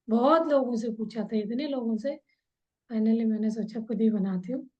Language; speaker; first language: Hindi; non-native, local second language; Kannada